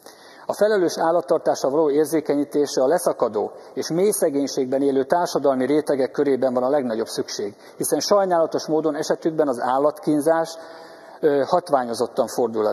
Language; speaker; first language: Hungarian; native; Hungarian